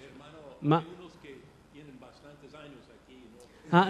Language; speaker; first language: Spanish; non-native, fluent; English